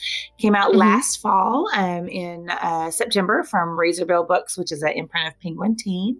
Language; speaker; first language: English; native; English